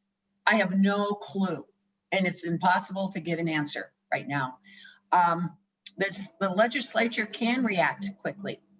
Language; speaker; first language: English; native; English